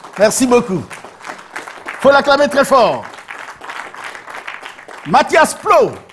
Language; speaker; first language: French; native; French